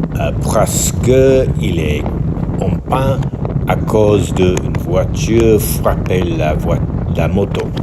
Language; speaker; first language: French; non-native, learner; English